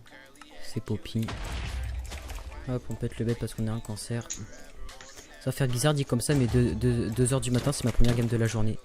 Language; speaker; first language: French; native; French